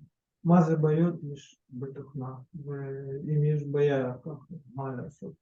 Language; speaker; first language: Hebrew; non-native, learner; Russian